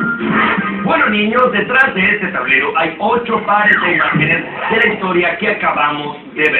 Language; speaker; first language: Spanish; native; Spanish